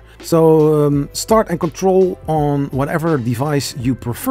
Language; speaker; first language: English; non-native, fluent; Dutch